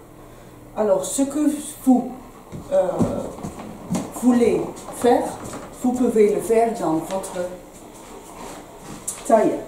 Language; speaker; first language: French; non-native, learner; Dutch